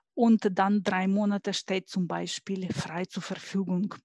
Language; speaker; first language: German; non-native, fluent; Ukrainian